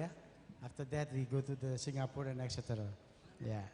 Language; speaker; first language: English; non-native, learner; Indonesian